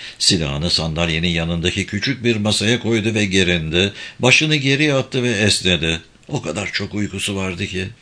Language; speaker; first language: Turkish; native; Turkish